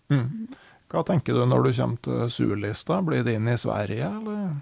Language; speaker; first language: Norwegian; native; Norwegian